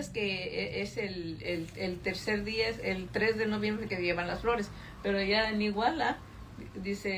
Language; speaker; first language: Spanish; native; Spanish